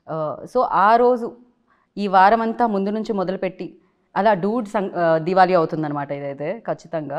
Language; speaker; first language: Telugu; native; Telugu